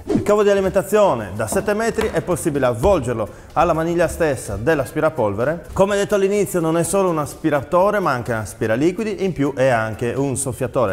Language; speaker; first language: Italian; native; Italian